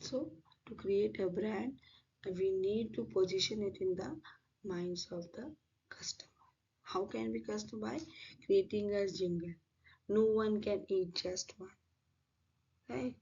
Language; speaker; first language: English; non-native, local second language; Hindi